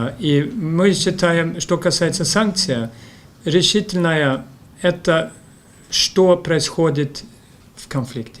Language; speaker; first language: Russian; non-native, fluent; Swedish